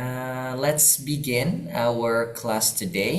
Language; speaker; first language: English; non-native, fluent; Indonesian